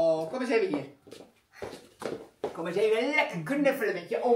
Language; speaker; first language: Dutch; native; Dutch